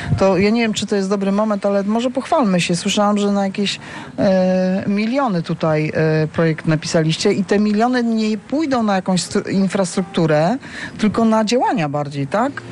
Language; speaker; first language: Polish; native; Polish